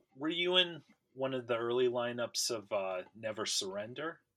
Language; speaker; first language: English; native; English